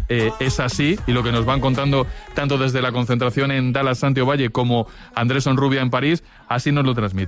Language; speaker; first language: Spanish; native; Spanish